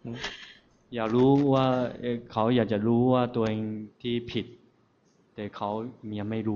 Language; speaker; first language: Thai; non-native, fluent; Chinese